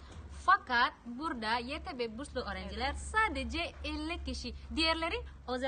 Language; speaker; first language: Turkish; non-native, fluent; Indonesian